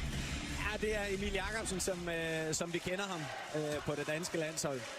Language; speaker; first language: Danish; native; Danish